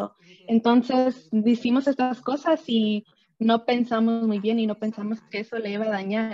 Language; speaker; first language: Spanish; early bilingual, other home language; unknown